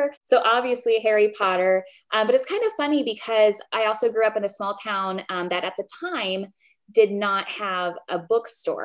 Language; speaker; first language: English; native; English